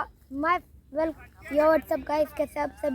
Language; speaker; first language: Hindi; non-native, local second language; Marathi